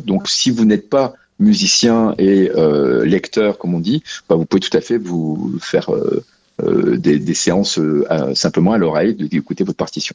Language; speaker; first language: French; native; French